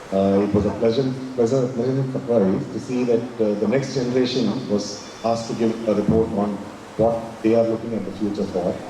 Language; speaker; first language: English; non-native, local second language; Tamil